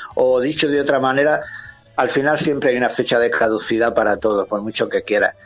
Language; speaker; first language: Spanish; native; Spanish